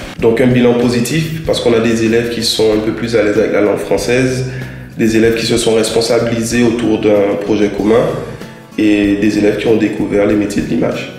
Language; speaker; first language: French; native; French